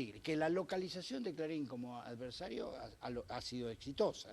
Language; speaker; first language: Spanish; native; Spanish